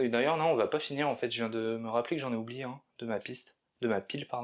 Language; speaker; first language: French; native; French